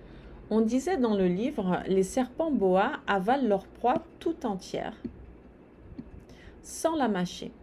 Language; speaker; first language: French; non-native, fluent; Portuguese